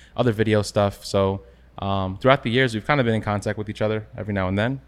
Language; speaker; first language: English; native; English